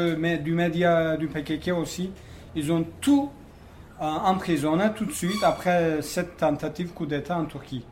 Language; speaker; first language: French; non-native, fluent; Kurdish